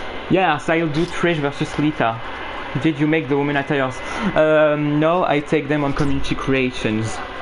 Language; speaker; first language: English; non-native, fluent; French